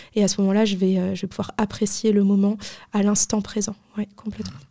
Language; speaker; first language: French; native; French